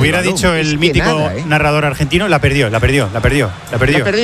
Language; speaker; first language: Spanish; native; Spanish